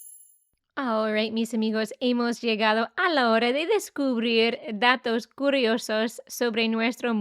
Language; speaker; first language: Spanish; non-native, fluent; English